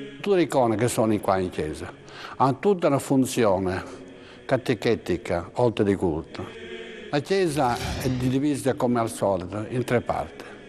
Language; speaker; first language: Italian; non-native, local second language; Albanian